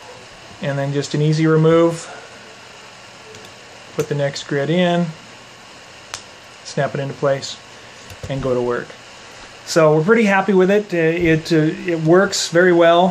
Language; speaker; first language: English; native; English